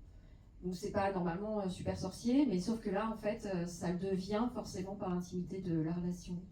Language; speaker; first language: French; native; French